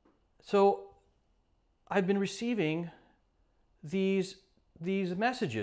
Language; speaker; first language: English; native; English